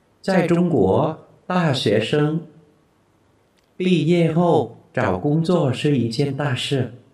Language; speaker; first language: Chinese; non-native, fluent; Vietnamese